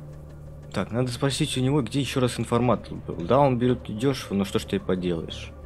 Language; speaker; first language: Russian; native; Russian